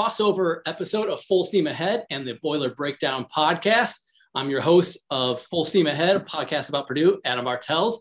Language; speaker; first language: English; native; English